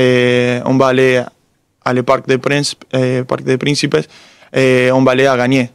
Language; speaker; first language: French; non-native, fluent; Spanish